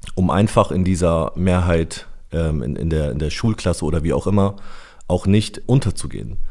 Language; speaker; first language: German; early bilingual, other home language; Turkish